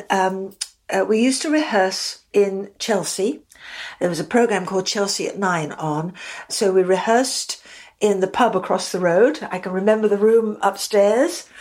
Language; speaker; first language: English; native; English